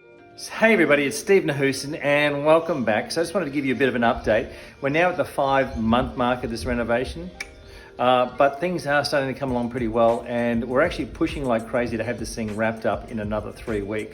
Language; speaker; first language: English; native; English